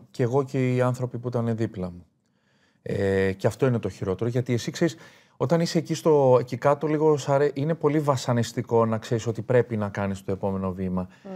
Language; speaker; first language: Greek; native; Greek